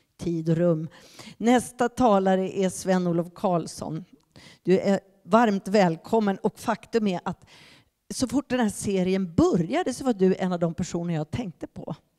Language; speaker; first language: Swedish; native; Swedish